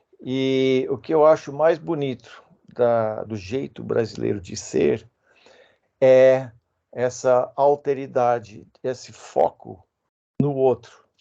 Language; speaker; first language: Portuguese; non-native, fluent; English